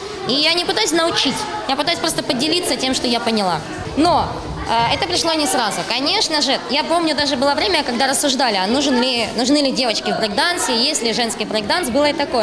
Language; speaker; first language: Russian; native; Russian